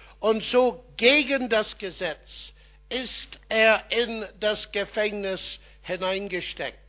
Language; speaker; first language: German; non-native, fluent; English